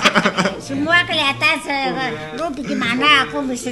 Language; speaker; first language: Indonesian; non-native, local second language; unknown